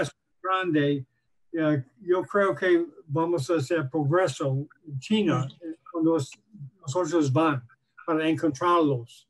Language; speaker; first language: Spanish; non-native, learner; English